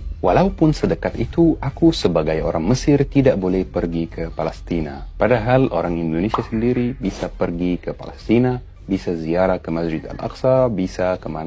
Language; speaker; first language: Indonesian; non-native, fluent; Arabic